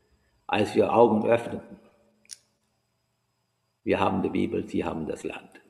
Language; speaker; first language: German; non-native, learner; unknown